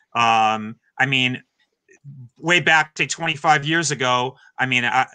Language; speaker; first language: English; native; English